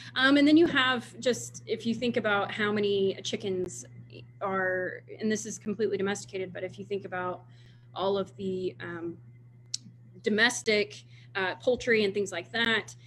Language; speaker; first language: English; native; English